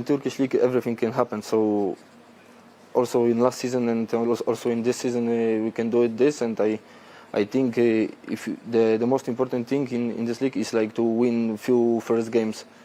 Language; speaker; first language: English; non-native, fluent; Polish